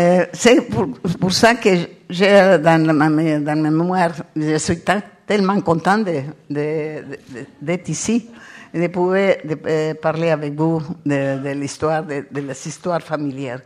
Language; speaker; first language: French; non-native, learner; Spanish